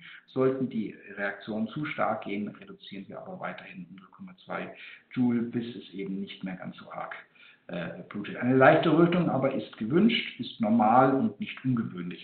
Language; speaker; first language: German; native; German